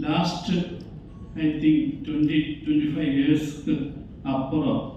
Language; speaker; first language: Malayalam; non-native, learner; Tamil